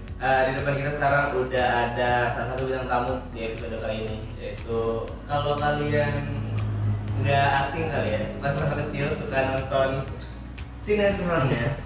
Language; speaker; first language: Indonesian; native; Indonesian